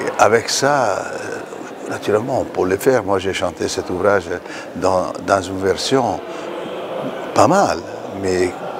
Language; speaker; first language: French; non-native, fluent; Italian